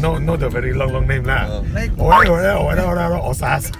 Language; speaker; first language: English; non-native, local second language; Chinese